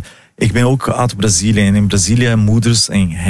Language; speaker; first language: Dutch; non-native, fluent; Portuguese